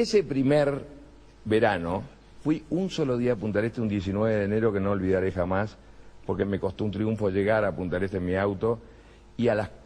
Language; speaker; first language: Spanish; native; Spanish